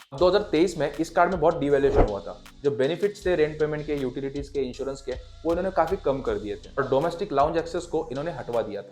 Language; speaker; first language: Hindi; native; Hindi